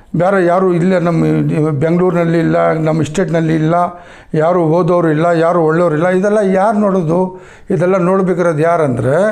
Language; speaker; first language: Kannada; non-native, local second language; Urdu